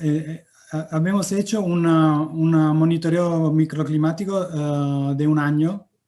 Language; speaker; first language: Spanish; non-native, fluent; Italian